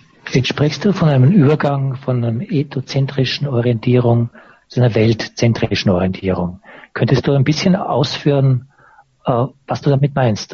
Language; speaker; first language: German; native; German